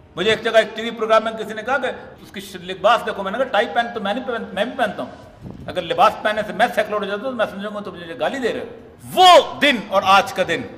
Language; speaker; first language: Urdu; non-native, local second language; Punjabi